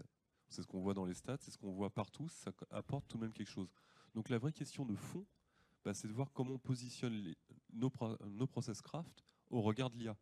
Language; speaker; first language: French; native; French